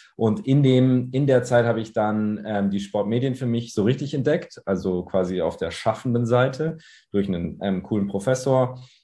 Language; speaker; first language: German; early bilingual, other home language; English